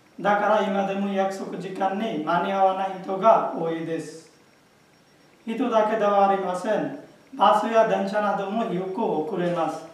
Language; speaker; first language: Japanese; non-native, learner; Bangla